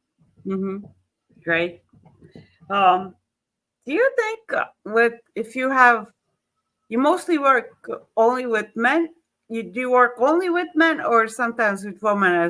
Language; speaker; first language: English; non-native, fluent; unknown